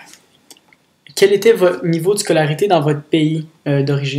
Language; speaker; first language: French; native; French